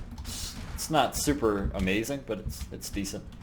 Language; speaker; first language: English; native; English